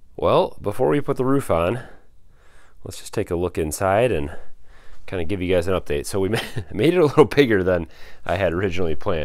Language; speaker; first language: English; native; English